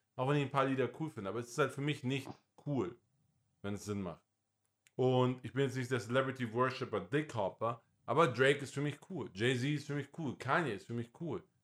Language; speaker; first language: German; non-native, fluent; English